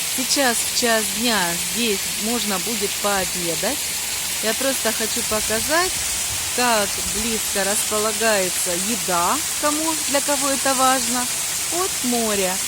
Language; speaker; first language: Russian; native; Russian